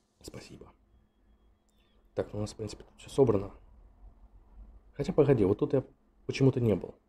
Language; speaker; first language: Russian; native; Russian